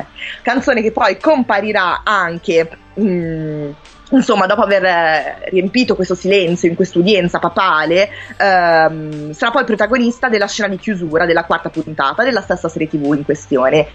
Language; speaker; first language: Italian; native; Italian